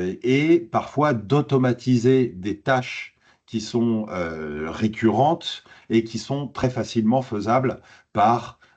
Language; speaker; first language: French; native; French